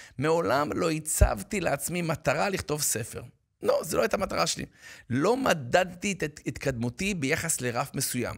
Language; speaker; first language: Hebrew; native; Hebrew